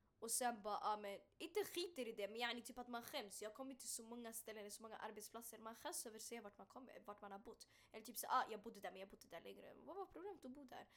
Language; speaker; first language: Swedish; early bilingual, other home language; Tigrinya